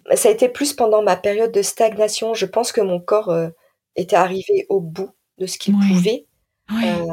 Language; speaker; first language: French; native; French